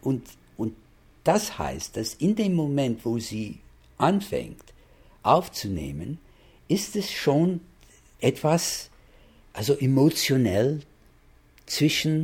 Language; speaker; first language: German; non-native, fluent; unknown